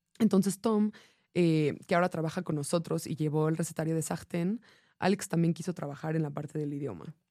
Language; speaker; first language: Spanish; non-native, fluent; English